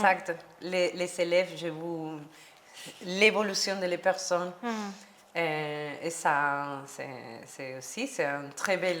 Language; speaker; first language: French; non-native, learner; Spanish